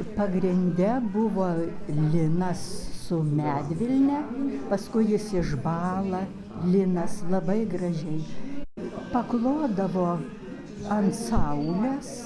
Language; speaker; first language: Lithuanian; native; Lithuanian